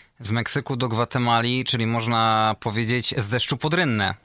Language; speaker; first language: Polish; native; Polish